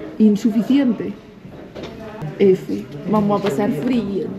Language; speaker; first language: Spanish; native; Spanish